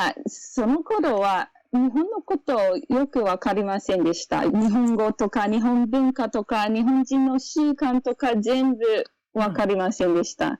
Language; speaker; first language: Japanese; non-native, fluent; English